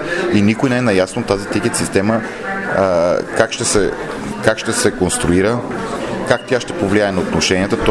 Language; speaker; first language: Bulgarian; native; Bulgarian